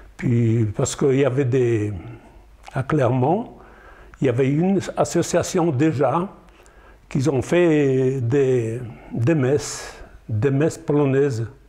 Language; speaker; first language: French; non-native, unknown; Polish